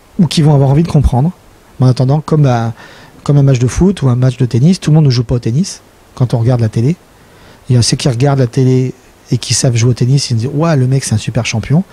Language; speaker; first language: French; native; French